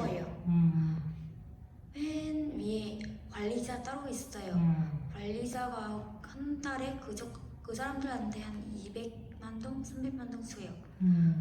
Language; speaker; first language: Korean; non-native, fluent; Vietnamese